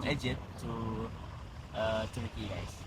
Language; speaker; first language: English; non-native, learner; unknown